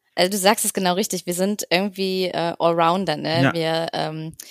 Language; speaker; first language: German; native; German